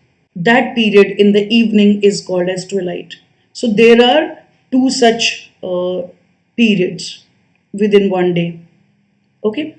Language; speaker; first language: English; non-native, local second language; Hindi